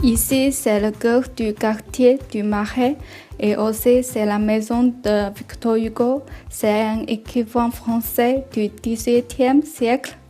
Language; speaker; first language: French; non-native, learner; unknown